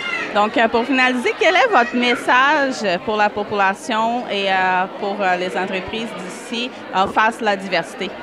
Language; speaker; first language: French; native; French